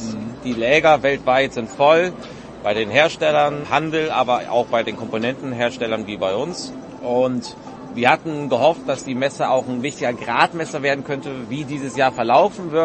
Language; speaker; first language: German; native; German